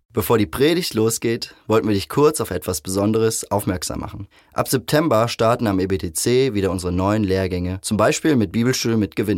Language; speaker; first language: German; native; German